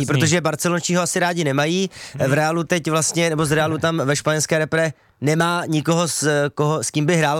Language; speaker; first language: Czech; native; Czech